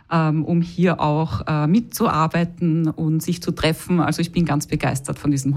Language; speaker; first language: German; native; German